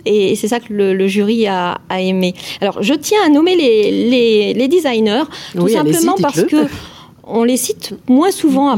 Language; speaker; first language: French; native; French